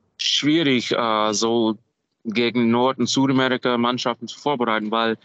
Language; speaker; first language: German; non-native, fluent; English